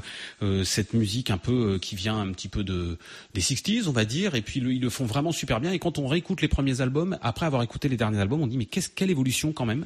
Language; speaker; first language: French; native; French